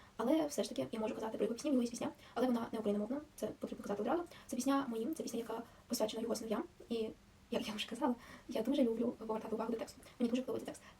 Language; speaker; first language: Ukrainian; non-native, local second language; Russian